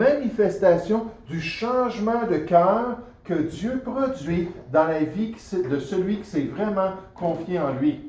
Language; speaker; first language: French; native; French